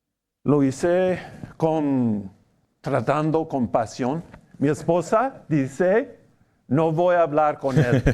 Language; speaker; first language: Spanish; non-native, fluent; English